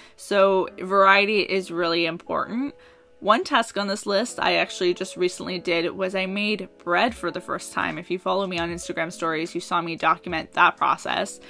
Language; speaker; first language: English; native; English